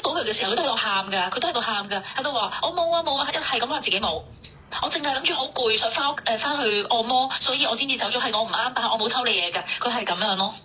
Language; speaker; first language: Cantonese; native; Cantonese